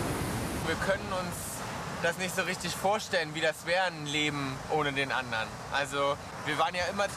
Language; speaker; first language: German; native; German